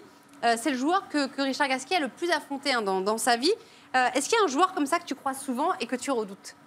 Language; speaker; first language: French; native; French